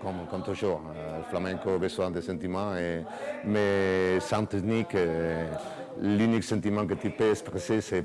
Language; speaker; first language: French; non-native, learner; Spanish